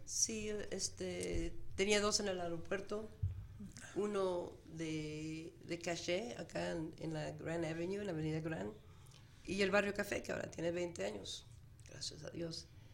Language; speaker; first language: Spanish; early bilingual, heritage; Spanish